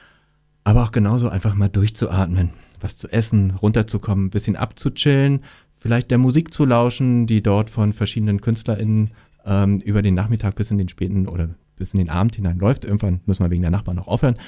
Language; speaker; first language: German; native; German